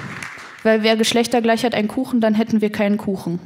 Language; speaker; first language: German; native; German